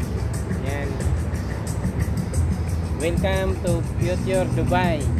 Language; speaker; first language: English; non-native, local second language; Filipino